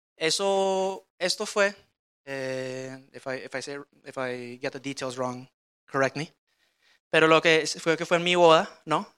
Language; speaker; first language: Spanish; early bilingual, heritage; Spanish